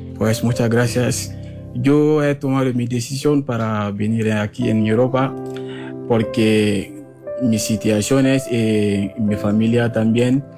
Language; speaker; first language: Spanish; non-native, learner; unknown